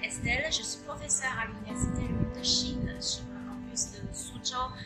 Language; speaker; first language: French; non-native, fluent; Chinese